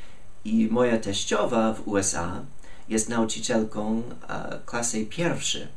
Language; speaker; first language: Polish; non-native, fluent; English